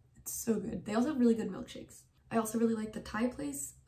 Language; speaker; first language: English; native; English